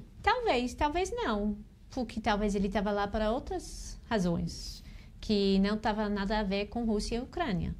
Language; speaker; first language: Portuguese; non-native, learner; English